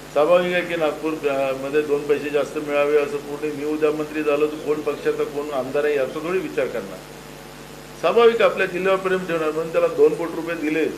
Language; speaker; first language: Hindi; non-native, local second language; Marathi